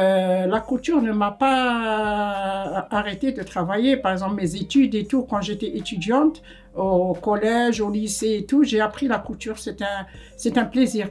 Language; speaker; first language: French; non-native, fluent; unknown